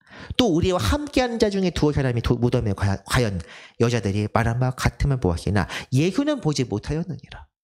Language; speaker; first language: Korean; native; Korean